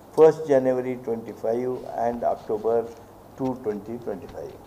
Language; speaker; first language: English; non-native, local second language; Kannada